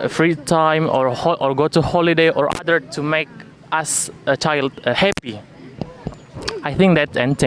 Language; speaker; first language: English; non-native, learner; Indonesian